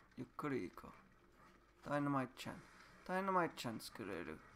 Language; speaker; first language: Japanese; non-native, learner; English